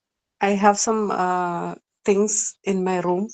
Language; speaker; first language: English; non-native, learner; Malayalam